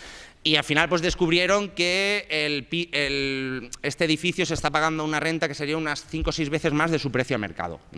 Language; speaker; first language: Spanish; native; Spanish